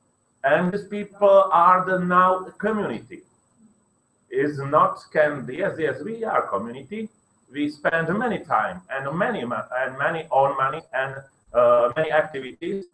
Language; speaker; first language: English; non-native, learner; Slovak